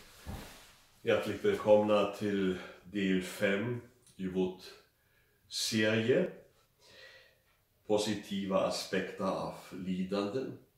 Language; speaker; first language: Swedish; non-native, fluent; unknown